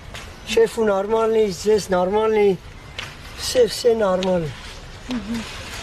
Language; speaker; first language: Russian; non-native, learner; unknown